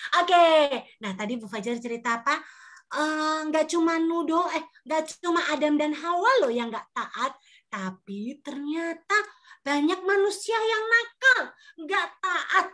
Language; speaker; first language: Indonesian; native; Indonesian